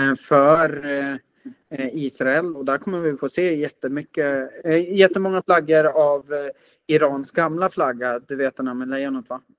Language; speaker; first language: Swedish; native; Swedish